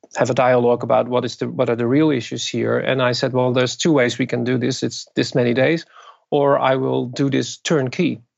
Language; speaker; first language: English; non-native, fluent; Dutch